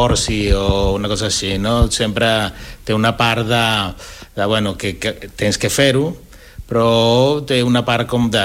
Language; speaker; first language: Catalan; non-native, fluent; Spanish